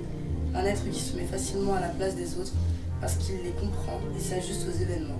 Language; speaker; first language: French; native; French